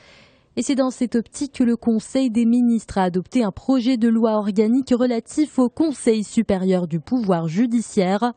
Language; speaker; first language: French; non-native, local second language; Arabic